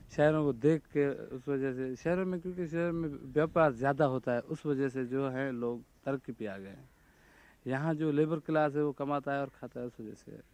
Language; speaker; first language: Urdu; native; Urdu